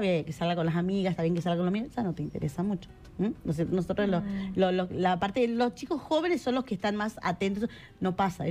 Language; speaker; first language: Spanish; native; Spanish